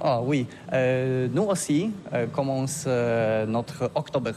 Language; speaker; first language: French; non-native, learner; Polish